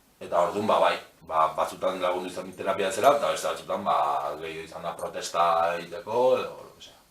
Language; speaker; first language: Basque; native; Basque